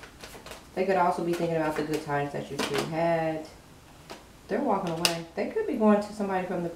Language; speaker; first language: English; native; English